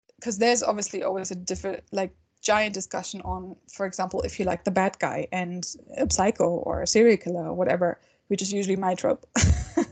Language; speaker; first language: English; non-native, fluent; German